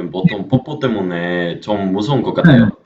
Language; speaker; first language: Korean; non-native, learner; Spanish